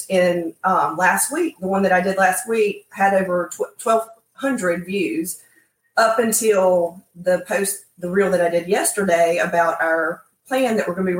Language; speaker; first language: English; native; English